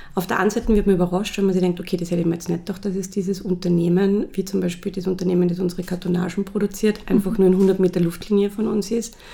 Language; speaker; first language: German; native; German